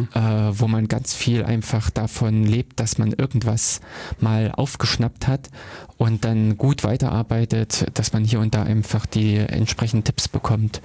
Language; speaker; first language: German; native; German